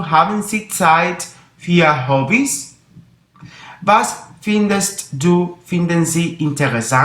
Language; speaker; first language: German; non-native, fluent; Spanish